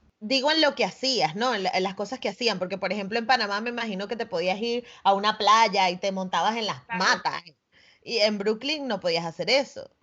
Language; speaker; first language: Spanish; native; Spanish